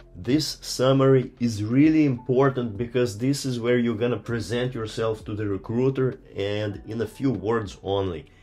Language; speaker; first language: English; non-native, fluent; Portuguese